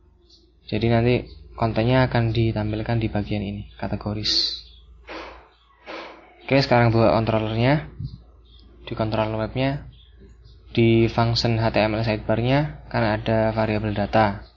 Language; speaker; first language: Indonesian; native; Indonesian